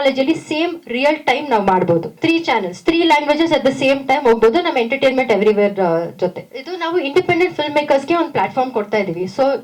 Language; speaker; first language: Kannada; non-native, local second language; Tamil